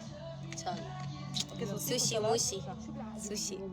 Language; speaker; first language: Arabic; native; Arabic